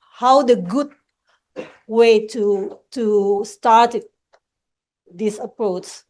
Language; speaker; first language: English; non-native, local second language; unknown